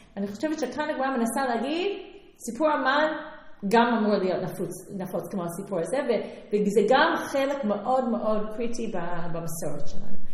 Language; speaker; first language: Hebrew; non-native, fluent; English